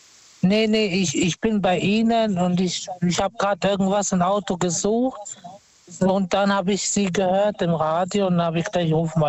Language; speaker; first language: German; non-native, fluent; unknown